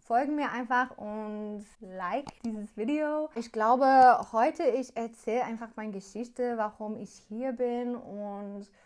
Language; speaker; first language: German; non-native, learner; English